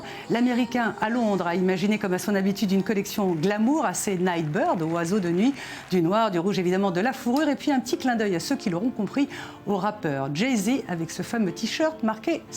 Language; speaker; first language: French; native; French